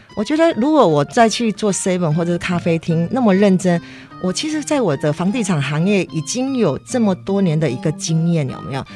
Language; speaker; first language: Chinese; native; Chinese